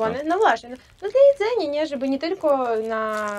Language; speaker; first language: Polish; non-native, fluent; Russian